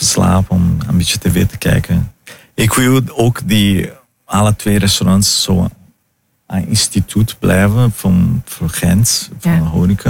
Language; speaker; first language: Dutch; non-native, learner; Portuguese